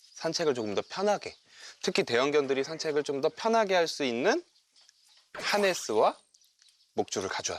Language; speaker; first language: Korean; native; Korean